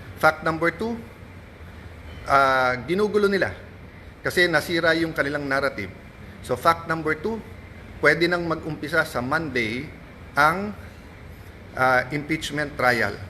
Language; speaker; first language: Filipino; native; Filipino